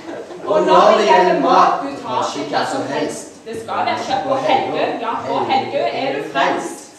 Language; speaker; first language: Norwegian; native; Norwegian